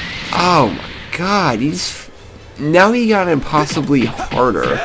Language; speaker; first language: English; native; English